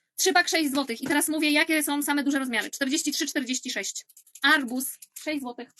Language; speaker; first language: Polish; native; Polish